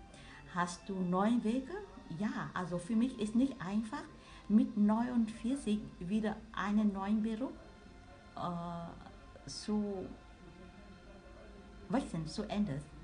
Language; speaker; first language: German; non-native, learner; Vietnamese